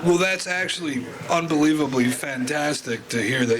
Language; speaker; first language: English; native; English